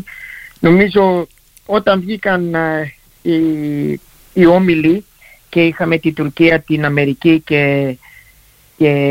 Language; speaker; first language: Greek; early bilingual, heritage; Greek